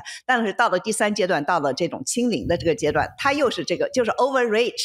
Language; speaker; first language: Chinese; native; Chinese